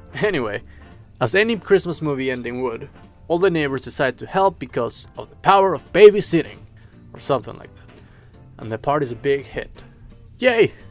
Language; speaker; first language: English; early bilingual, other home language; Spanish